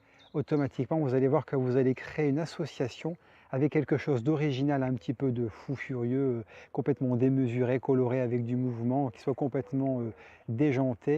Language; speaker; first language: French; native; French